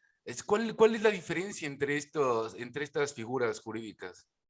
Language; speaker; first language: Spanish; native; Spanish